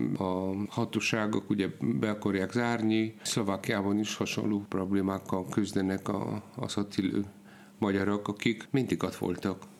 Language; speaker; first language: Hungarian; non-native, fluent; Polish